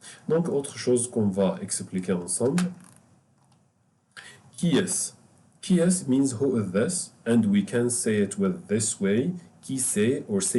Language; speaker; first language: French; non-native, fluent; Arabic